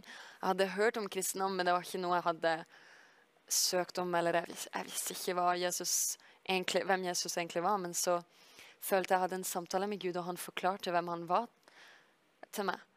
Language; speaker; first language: Norwegian; early bilingual, heritage; French